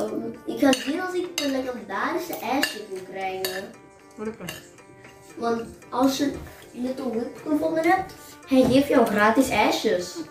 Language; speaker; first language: Dutch; early bilingual, other home language; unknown